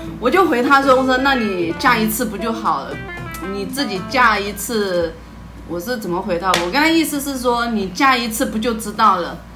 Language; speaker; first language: Chinese; native; Chinese